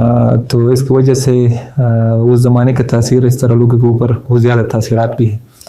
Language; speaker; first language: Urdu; non-native, learner; Pashto